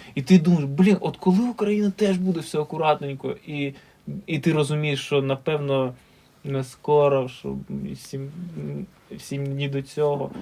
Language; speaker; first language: Ukrainian; non-native, local second language; Russian